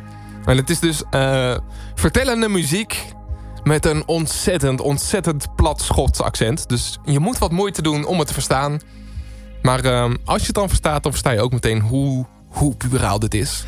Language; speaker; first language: Dutch; native; Dutch